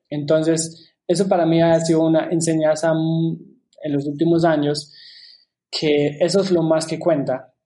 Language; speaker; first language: Spanish; non-native, fluent; German